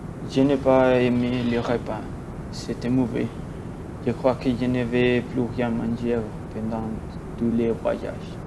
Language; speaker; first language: French; non-native, learner; Spanish